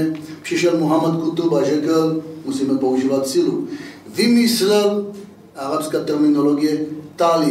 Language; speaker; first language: Czech; non-native, fluent; Hebrew